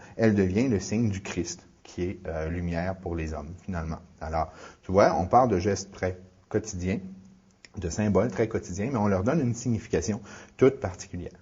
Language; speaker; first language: French; native; French